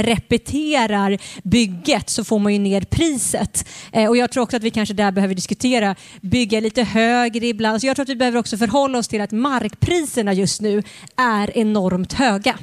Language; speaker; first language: Swedish; native; Swedish